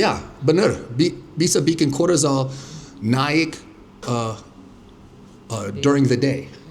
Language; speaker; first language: Indonesian; non-native, fluent; English